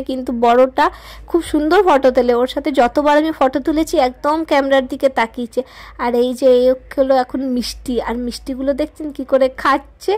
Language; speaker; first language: Bangla; non-native, local second language; Hindi